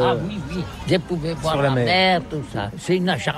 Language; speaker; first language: French; non-native, learner; Catalan